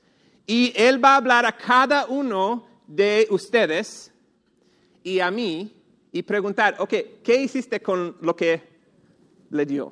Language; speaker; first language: Spanish; non-native, fluent; English